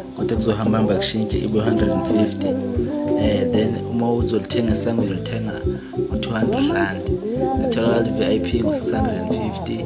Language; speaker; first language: Zulu; native; Zulu